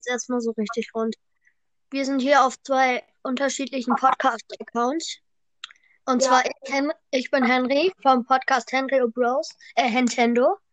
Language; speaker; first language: German; native; German